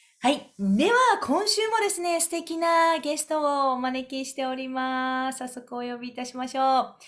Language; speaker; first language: Japanese; native; Japanese